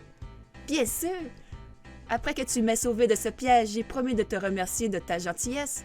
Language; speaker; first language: French; native; French